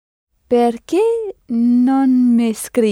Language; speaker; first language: Italian; non-native, learner; French